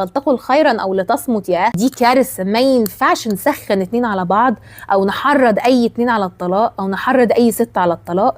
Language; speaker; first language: Arabic; native; Arabic